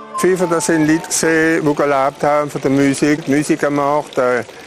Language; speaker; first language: German; non-native, local second language; Swiss German